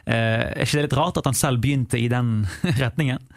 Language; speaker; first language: Norwegian; native; Norwegian